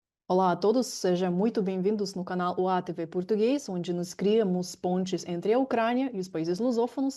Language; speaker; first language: Portuguese; non-native, fluent; Ukrainian